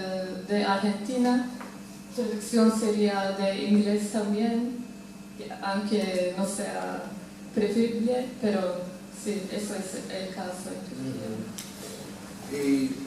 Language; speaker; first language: Spanish; non-native, fluent; Turkish